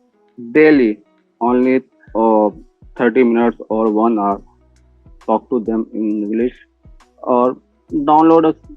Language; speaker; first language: English; non-native, learner; Hindi